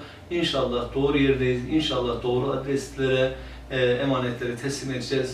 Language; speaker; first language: Turkish; native; Turkish